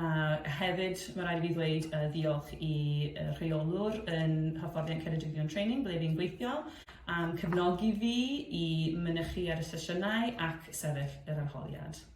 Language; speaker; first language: Welsh; non-native, fluent; English